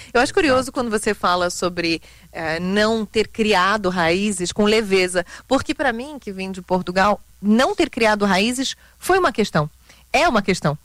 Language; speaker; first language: Portuguese; native; Portuguese